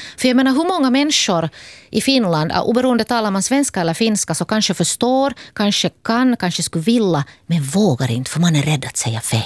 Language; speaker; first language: Swedish; native; Swedish